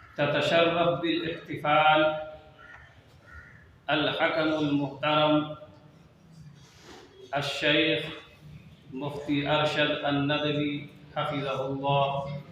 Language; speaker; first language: Arabic; non-native, fluent; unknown